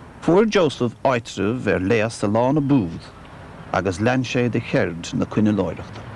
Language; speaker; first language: Irish; native; Irish